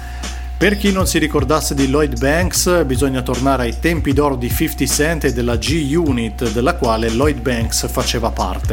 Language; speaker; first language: Italian; native; Italian